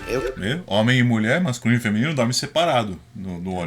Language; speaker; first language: Portuguese; native; Portuguese